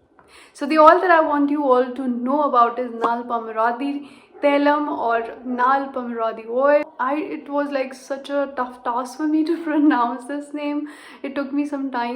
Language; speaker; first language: English; non-native, local second language; Hindi